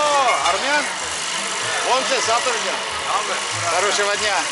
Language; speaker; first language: Russian; non-native, fluent; English